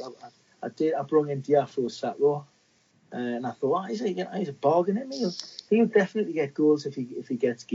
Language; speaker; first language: English; native; English